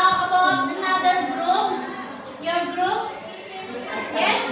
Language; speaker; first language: English; non-native, local second language; Indonesian